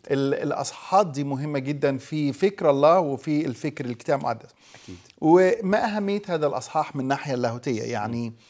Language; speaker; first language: Arabic; native; Arabic